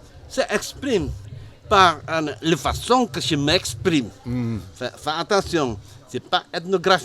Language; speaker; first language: French; non-native, learner; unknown